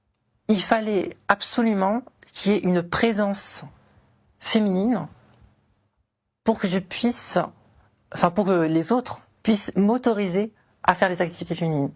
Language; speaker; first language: French; native; French